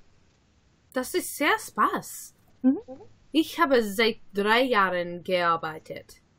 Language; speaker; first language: German; non-native, learner; English